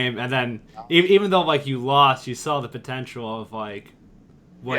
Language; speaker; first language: English; native; English